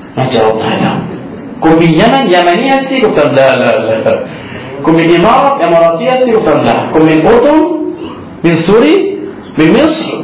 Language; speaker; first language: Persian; non-native, local second language; Azerbaijani